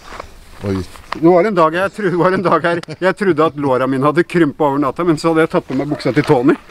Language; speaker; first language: Norwegian; native; Norwegian